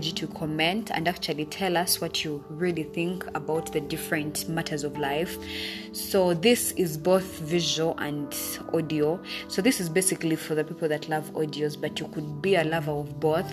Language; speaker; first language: English; non-native, local second language; Ganda